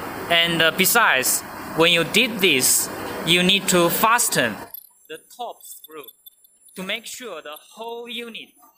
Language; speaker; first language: English; non-native, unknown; Chinese